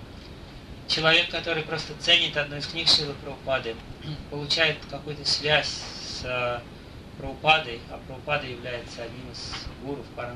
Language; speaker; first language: Russian; native; Russian